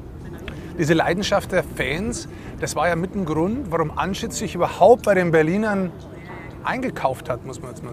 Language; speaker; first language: German; native; German